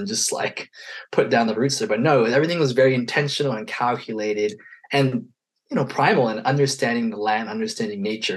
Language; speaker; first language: English; native; English